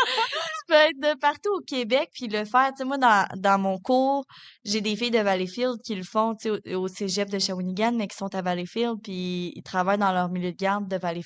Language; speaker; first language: French; native; French